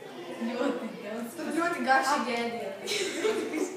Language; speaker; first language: Latvian; non-native, local second language; Russian